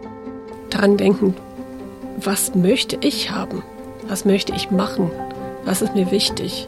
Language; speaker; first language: German; early bilingual, heritage; English